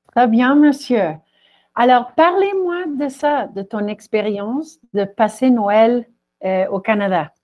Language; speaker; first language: French; non-native, fluent; Spanish